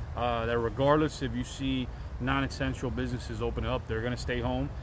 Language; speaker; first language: English; early bilingual, other home language; Spanish